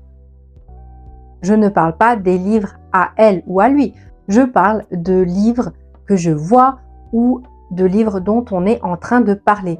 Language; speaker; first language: French; non-native, fluent; Italian